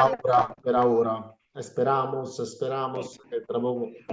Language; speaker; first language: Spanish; non-native, learner; Italian